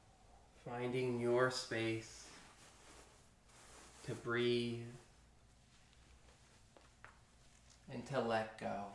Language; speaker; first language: English; native; English